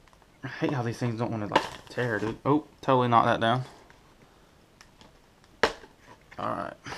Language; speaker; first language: English; native; English